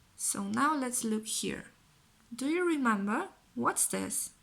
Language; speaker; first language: English; non-native, fluent; Polish